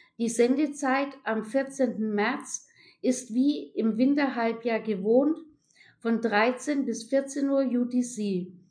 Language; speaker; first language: German; native; German